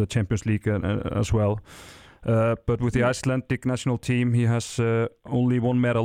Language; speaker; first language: English; non-native, fluent; Icelandic